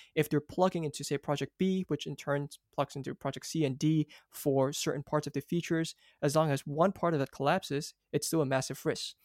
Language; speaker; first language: English; non-native, local second language; Cantonese